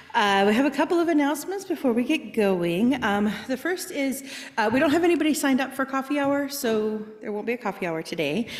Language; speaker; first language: English; native; English